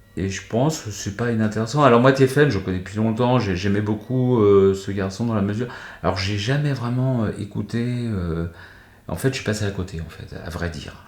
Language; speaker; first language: French; native; French